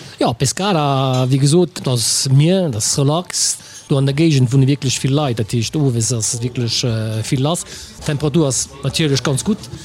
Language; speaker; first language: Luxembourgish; early bilingual, other home language; Italian